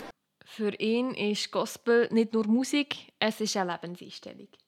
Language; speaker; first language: German; native; German